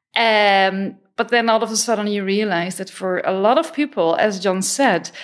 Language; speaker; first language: English; non-native, fluent; Dutch